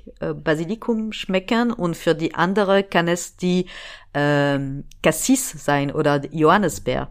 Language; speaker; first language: German; non-native, fluent; French